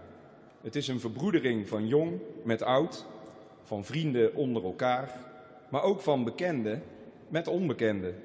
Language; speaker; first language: Dutch; native; Dutch